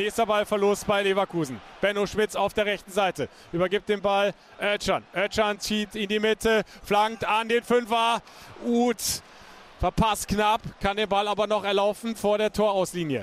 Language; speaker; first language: German; native; German